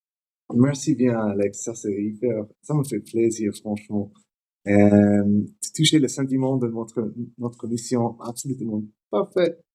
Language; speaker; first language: French; non-native, learner; English